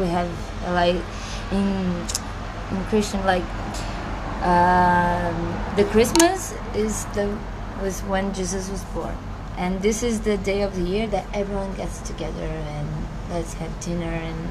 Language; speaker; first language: English; non-native, fluent; Portuguese